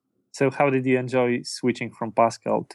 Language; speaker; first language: English; non-native, fluent; Polish